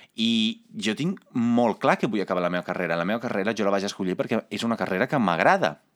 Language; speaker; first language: Catalan; non-native, fluent; Italian